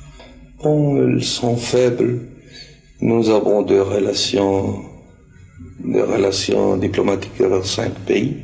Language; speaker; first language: French; non-native, fluent; Spanish